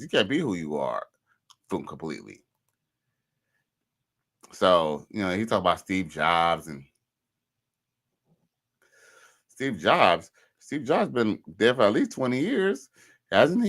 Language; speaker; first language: English; native; English